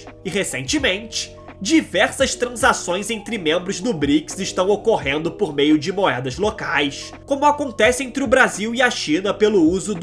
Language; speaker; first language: Portuguese; native; Portuguese